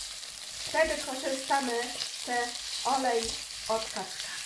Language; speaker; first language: Polish; non-native, learner; Chinese